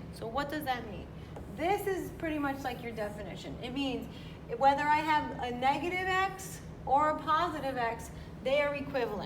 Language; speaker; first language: English; native; English